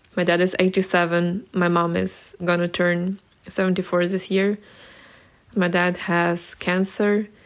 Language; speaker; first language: English; non-native, fluent; Ukrainian